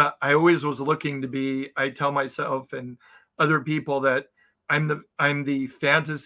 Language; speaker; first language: English; native; English